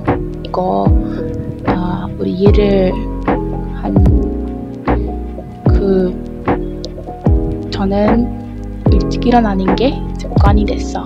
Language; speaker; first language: Korean; non-native, learner; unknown